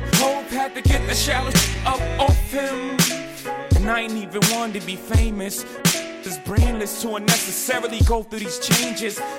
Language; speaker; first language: English; native; English